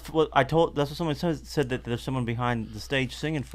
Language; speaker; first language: English; native; English